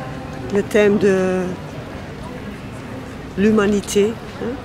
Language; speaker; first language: French; non-native, local second language; Dutch